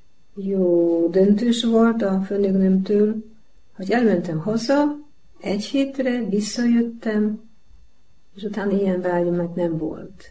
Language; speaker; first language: Hungarian; non-native, learner; Polish